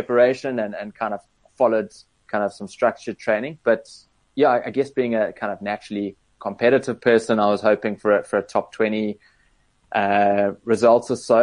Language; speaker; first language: English; native; English